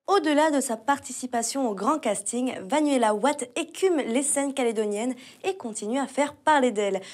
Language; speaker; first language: French; native; French